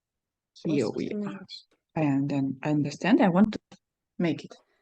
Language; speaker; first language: English; non-native, fluent; Russian